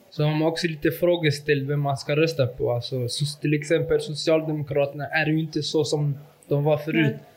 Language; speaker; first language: Swedish; native; Swedish